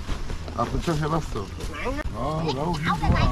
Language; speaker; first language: Korean; native; Korean